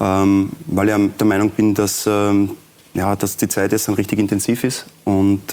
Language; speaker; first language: German; native; German